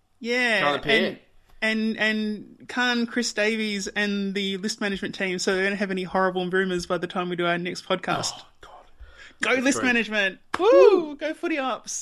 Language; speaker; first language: English; native; English